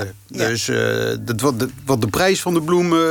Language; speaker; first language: Dutch; non-native, fluent; French